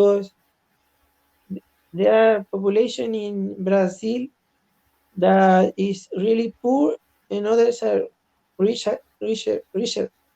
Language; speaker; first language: English; non-native, learner; Spanish